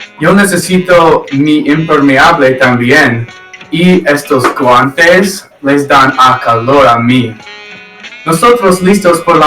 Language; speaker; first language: Spanish; non-native, learner; English